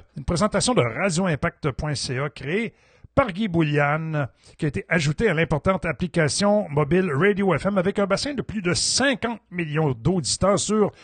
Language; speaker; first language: French; native; French